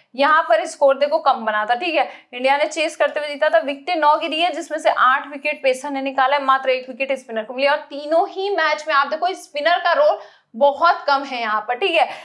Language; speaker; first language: Hindi; native; Hindi